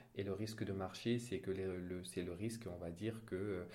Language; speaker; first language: French; non-native, local second language; Wolof